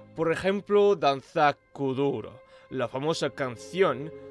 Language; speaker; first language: Spanish; non-native, fluent; Russian